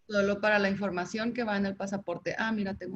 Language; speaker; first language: Spanish; native; Spanish